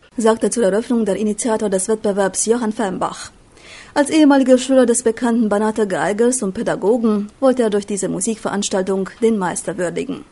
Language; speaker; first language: German; native; German